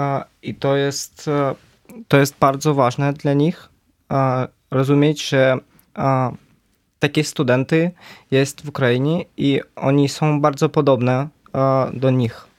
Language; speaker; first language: Polish; non-native, learner; Ukrainian